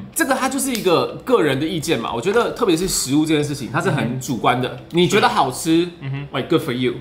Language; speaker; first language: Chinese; native; Chinese